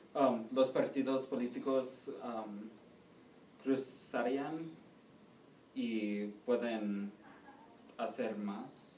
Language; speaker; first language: Spanish; non-native, learner; English